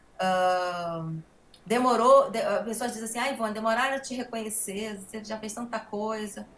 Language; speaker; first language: Portuguese; native; Portuguese